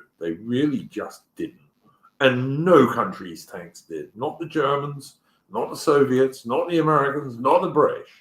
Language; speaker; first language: English; native; English